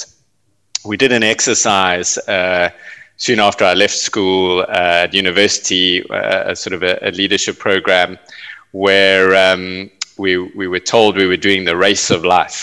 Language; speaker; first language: English; native; English